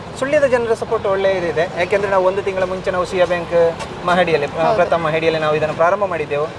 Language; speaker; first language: Kannada; non-native, local second language; Malayalam